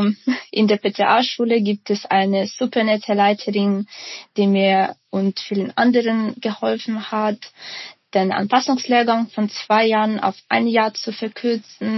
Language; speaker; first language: German; non-native, fluent; Ukrainian